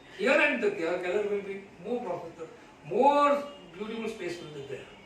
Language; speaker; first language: English; non-native, local second language; Marathi